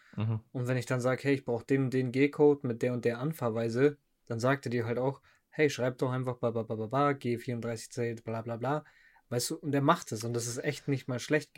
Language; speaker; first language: German; native; German